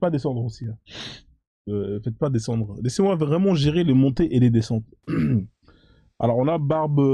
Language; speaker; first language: French; native; French